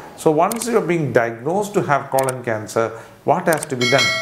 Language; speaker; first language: English; non-native, local second language; Malayalam